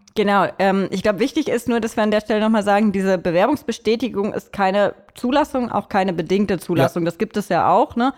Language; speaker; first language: German; native; German